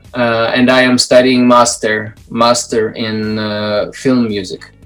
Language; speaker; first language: English; non-native, fluent; Belarusian